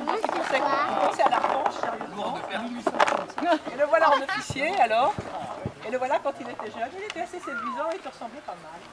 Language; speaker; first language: French; native; French